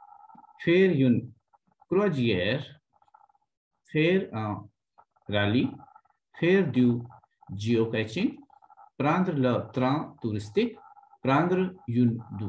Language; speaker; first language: French; non-native, fluent; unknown